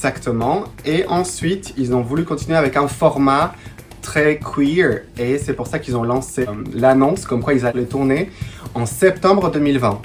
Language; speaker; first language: French; non-native, fluent; Spanish